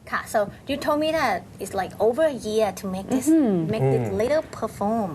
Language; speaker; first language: English; non-native, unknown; Thai